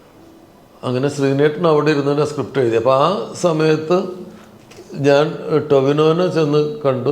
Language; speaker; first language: Malayalam; native; Malayalam